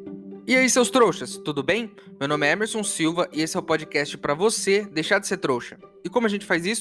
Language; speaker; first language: Portuguese; native; Portuguese